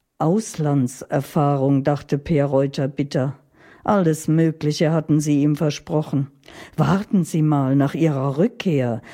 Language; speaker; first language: German; native; German